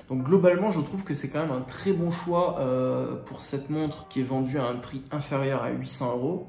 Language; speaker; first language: French; native; French